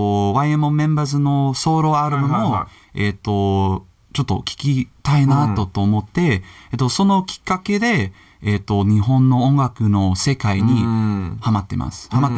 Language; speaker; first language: Japanese; non-native, learner; English